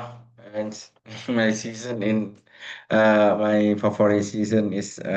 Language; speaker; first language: English; non-native, learner; Indonesian